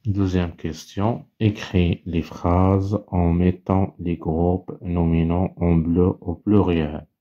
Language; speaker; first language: French; non-native, local second language; Arabic